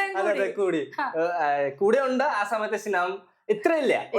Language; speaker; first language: Malayalam; non-native, local second language; Bangla